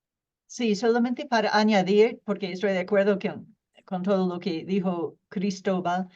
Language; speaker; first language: Spanish; non-native, fluent; English